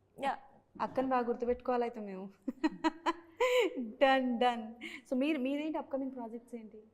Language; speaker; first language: Telugu; native; Telugu